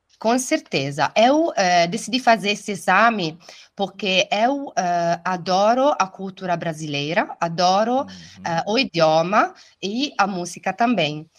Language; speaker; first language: Portuguese; non-native, fluent; Italian